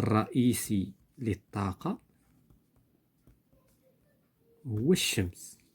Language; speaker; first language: Arabic; native; Arabic